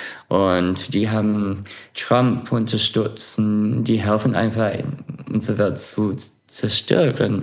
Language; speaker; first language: German; non-native, fluent; English